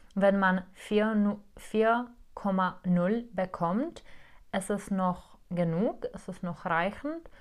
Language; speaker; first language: German; non-native, fluent; Czech